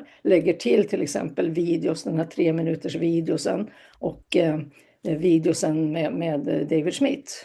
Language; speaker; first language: Swedish; native; Swedish